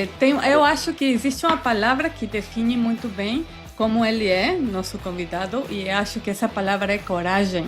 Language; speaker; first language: Portuguese; non-native, fluent; Spanish